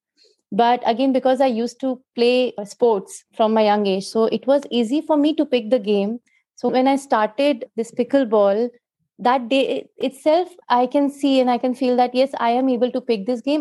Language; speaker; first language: English; non-native, local second language; Hindi